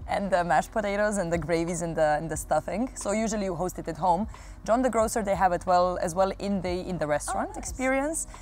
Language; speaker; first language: English; non-native, fluent; Serbian